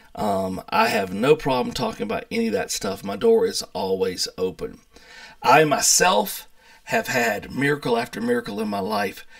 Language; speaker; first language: English; native; English